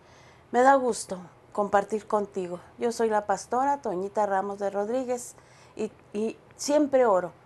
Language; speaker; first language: Spanish; native; Spanish